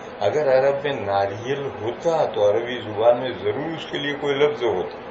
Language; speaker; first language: Urdu; non-native, local second language; Gujarati